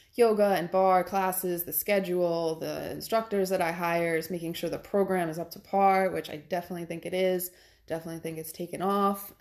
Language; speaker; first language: English; native; English